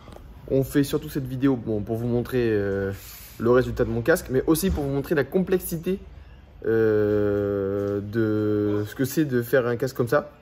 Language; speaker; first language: French; native; French